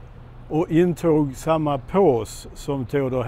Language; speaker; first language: Swedish; non-native, fluent; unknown